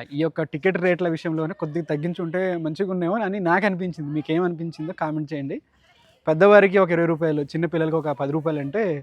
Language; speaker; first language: Telugu; native; Telugu